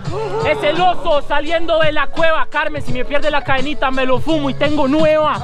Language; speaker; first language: Spanish; native; Spanish